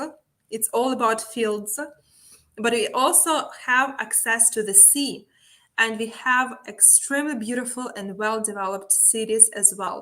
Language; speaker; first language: English; non-native, fluent; Ukrainian